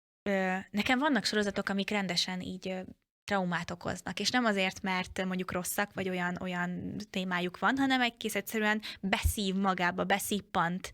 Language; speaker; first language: Hungarian; native; Hungarian